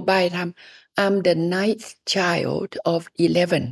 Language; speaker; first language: English; non-native, fluent; Thai